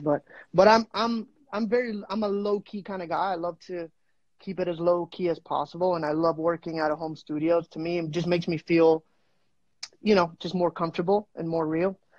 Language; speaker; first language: English; non-native, fluent; Spanish